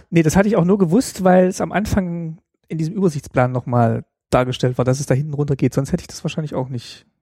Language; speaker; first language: German; native; German